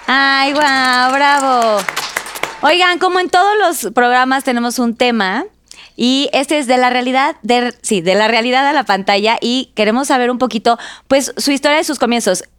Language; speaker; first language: Spanish; native; Spanish